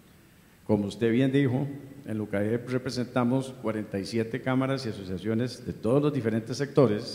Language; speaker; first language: Spanish; native; Spanish